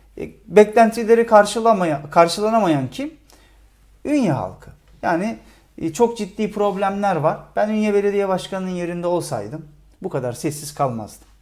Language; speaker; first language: Turkish; native; Turkish